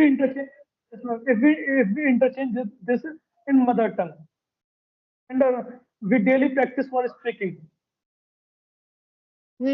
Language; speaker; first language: English; non-native, learner; Hindi